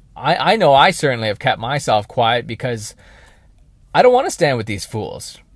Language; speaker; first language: English; native; English